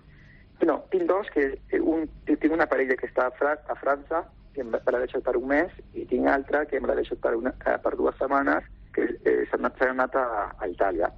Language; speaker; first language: Catalan; non-native, local second language; Spanish